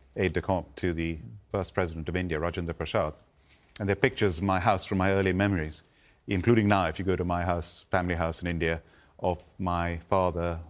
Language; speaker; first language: English; non-native, local second language; Gujarati